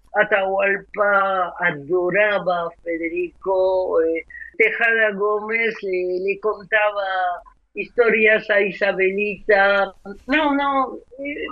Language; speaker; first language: Spanish; non-native, fluent; French